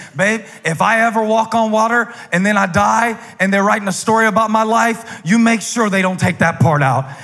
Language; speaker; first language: English; native; English